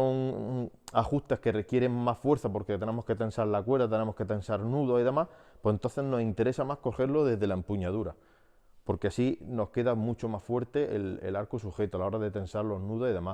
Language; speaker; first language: Spanish; native; Spanish